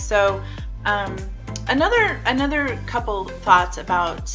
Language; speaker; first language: English; native; English